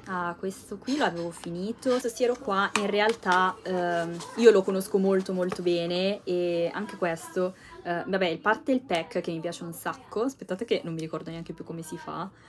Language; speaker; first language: Italian; native; Italian